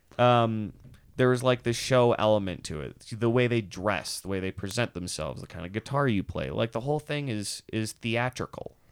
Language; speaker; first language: English; native; English